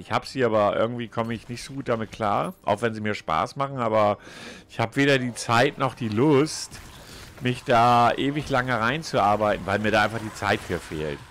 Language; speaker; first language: German; native; German